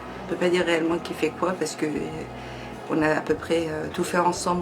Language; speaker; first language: French; non-native, fluent; Persian